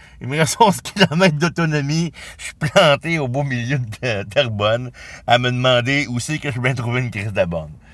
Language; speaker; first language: French; native; French